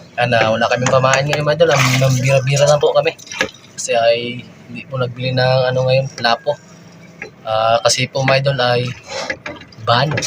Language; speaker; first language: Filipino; non-native, local second language; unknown